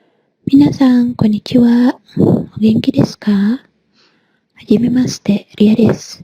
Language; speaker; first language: Japanese; non-native, learner; Indonesian